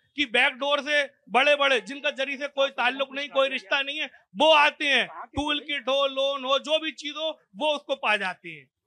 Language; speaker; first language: Hindi; native; Hindi